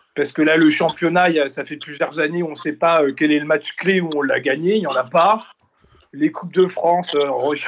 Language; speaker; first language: French; native; French